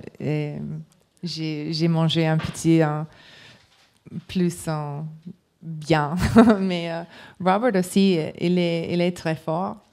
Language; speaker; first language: French; non-native, learner; English